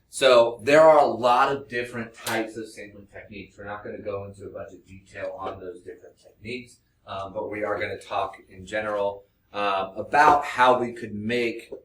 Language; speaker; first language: English; native; English